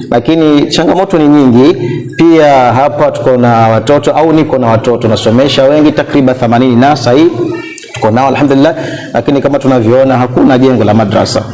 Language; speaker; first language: Swahili; native; Swahili